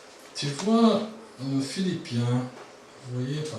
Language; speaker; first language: French; non-native, fluent; English